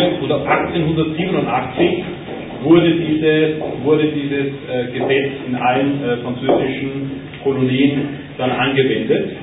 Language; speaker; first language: German; native; German